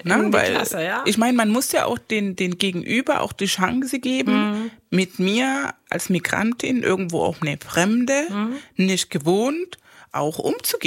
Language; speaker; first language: German; non-native, fluent; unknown